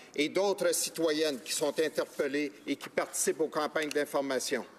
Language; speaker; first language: French; native; French